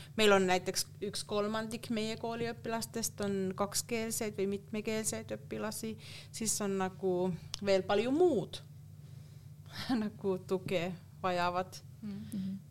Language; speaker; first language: Estonian; non-native, fluent; Finnish